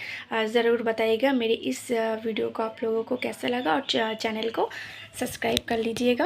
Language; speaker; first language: Hindi; non-native, local second language; Bangla